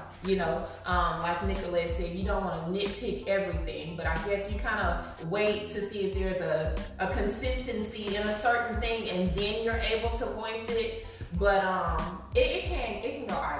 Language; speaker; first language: English; native; English